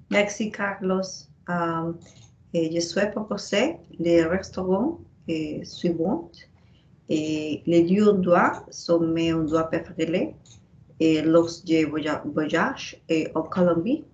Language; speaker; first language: French; non-native, learner; Spanish